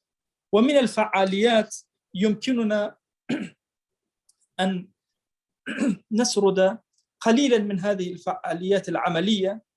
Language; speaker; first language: Arabic; non-native, local second language; Kurdish